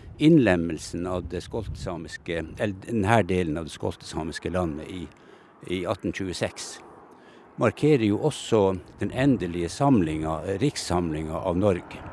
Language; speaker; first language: Norwegian; native; Norwegian